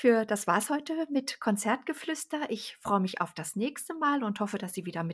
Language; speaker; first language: German; native; German